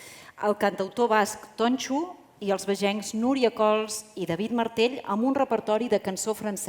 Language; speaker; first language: Catalan; native; Catalan